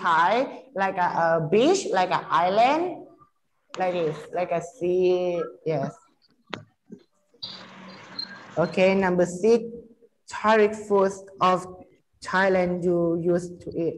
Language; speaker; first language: English; non-native, learner; Thai